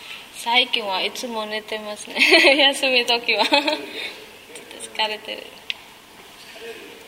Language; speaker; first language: Japanese; non-native, learner; Indonesian